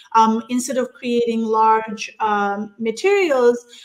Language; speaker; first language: English; non-native, fluent; Turkish